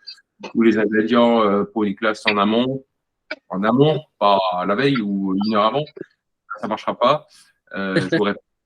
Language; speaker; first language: French; native; French